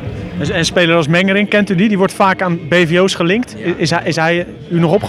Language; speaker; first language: Dutch; native; Dutch